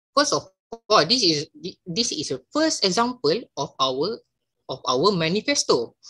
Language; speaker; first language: English; non-native, local second language; Malay